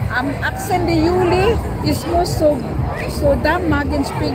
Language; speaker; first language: German; non-native, learner; Cebuano